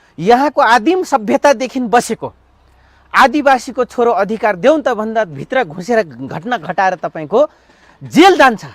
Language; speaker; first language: Nepali; non-native, local second language; Dangaura Tharu